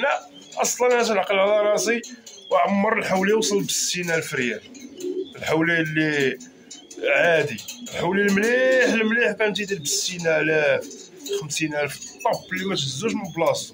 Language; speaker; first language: Arabic; native; Arabic